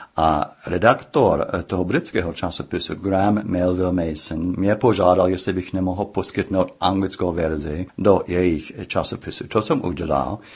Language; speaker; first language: Czech; non-native, fluent; English